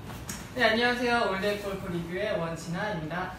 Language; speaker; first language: Korean; native; Korean